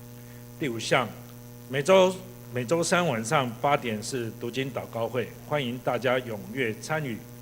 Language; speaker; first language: Chinese; native; Chinese